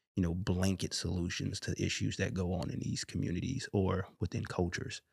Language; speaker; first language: English; native; English